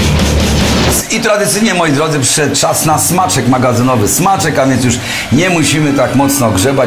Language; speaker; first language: Polish; native; Polish